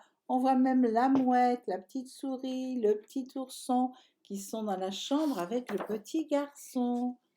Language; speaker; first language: French; native; French